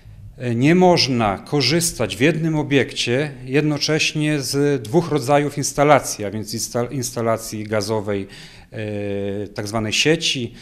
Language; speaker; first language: Polish; native; Polish